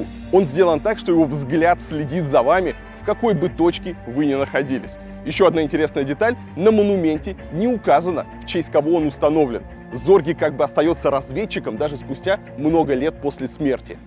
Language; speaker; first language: Russian; native; Russian